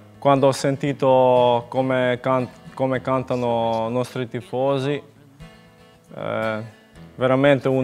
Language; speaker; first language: Italian; non-native, learner; Macedonian